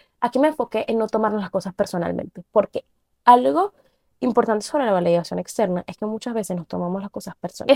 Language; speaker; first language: Spanish; native; Spanish